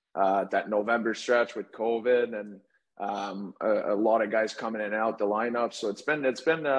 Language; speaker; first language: English; native; English